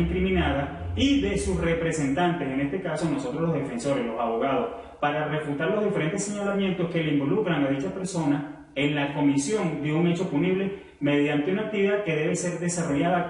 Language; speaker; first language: Spanish; native; Spanish